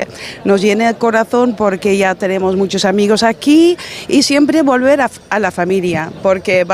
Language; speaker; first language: Spanish; non-native, fluent; Dutch